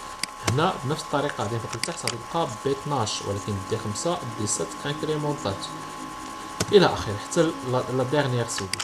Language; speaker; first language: Arabic; native; Arabic